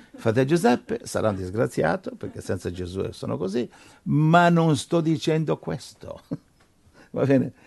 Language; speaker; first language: Italian; non-native, fluent; English